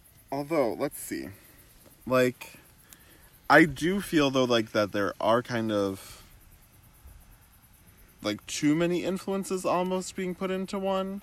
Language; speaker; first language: English; native; English